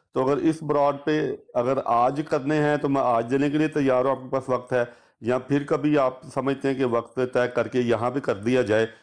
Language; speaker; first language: Urdu; non-native, local second language; Punjabi